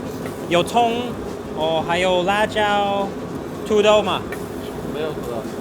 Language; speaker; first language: Chinese; non-native, fluent; English